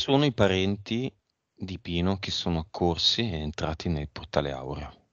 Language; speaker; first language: Italian; native; Italian